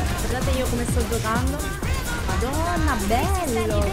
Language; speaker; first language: Italian; native; Italian